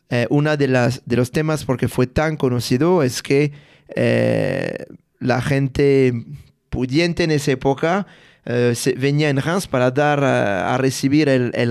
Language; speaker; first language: Spanish; non-native, fluent; French